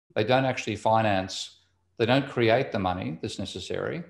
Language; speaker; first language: English; native; English